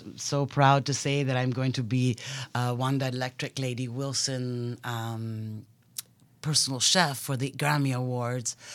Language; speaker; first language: English; early bilingual, other home language; Italian